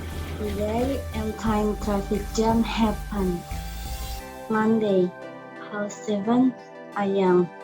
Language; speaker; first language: English; non-native, learner; Indonesian